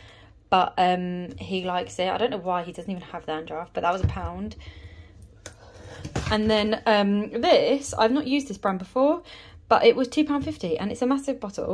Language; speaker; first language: English; native; English